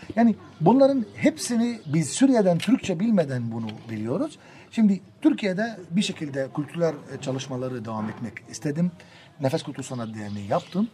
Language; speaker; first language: Turkish; non-native, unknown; Arabic